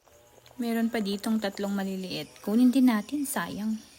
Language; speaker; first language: Filipino; non-native, local second language; Iloko